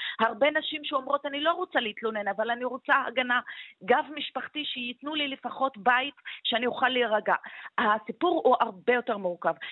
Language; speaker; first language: Hebrew; non-native, local second language; Arabic